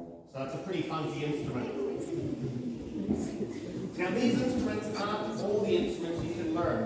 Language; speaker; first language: English; native; English